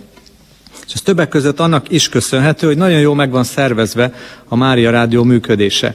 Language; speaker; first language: Hungarian; native; Hungarian